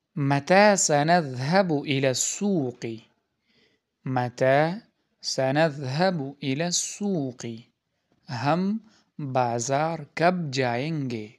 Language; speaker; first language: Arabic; non-native, fluent; Urdu